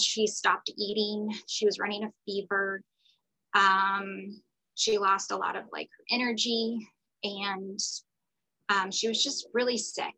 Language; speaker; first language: English; native; English